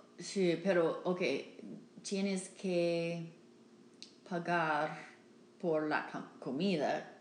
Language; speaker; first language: Spanish; non-native, learner; English